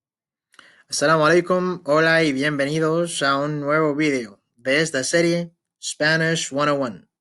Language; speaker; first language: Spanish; non-native, fluent; Arabic